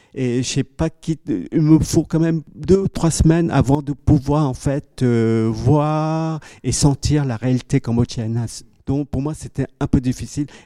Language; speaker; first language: French; early bilingual, other home language; Khmer